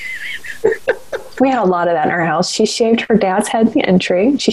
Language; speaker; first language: English; native; English